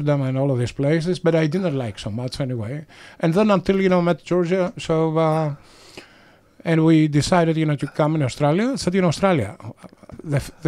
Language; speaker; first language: English; non-native, fluent; Greek